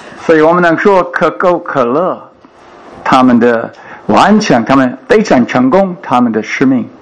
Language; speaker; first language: Chinese; non-native, fluent; English